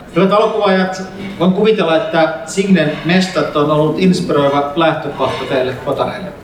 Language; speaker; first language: Finnish; native; Finnish